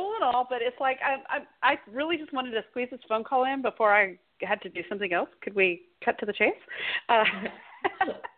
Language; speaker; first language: English; native; English